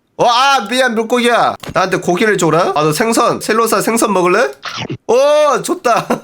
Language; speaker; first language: Korean; native; Korean